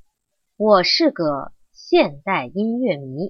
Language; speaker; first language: Chinese; non-native, learner; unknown